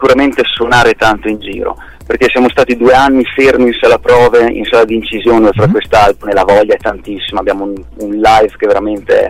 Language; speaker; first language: Italian; native; Italian